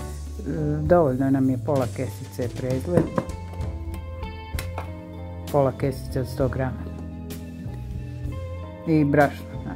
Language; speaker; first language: Serbian; native; Serbian